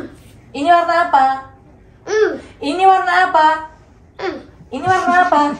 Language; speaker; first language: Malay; non-native, local second language; Javanese